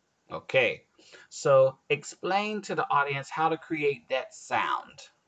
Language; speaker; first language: English; native; English